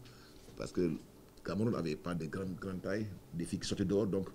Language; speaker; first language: French; non-native, local second language; Wolof